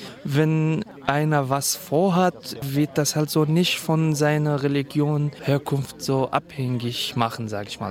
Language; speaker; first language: German; non-native, fluent; Kurdish